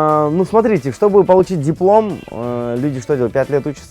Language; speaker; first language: Russian; native; Russian